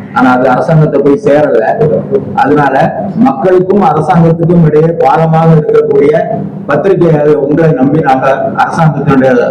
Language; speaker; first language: Tamil; native; Tamil